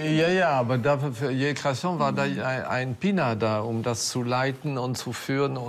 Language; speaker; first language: German; non-native, fluent; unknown